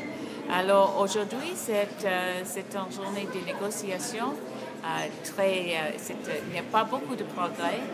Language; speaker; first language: French; non-native, learner; English